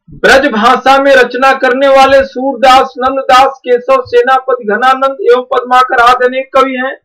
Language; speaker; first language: Hindi; native; Hindi